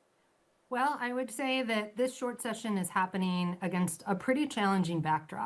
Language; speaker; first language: English; native; English